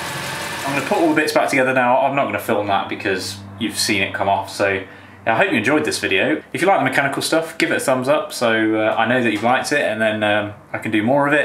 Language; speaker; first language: English; native; English